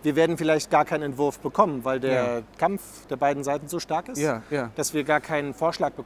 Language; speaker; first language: German; native; German